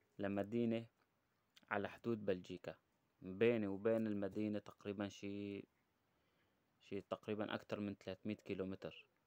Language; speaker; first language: Arabic; native; Arabic